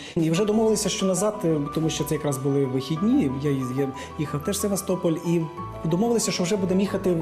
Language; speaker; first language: Ukrainian; native; Ukrainian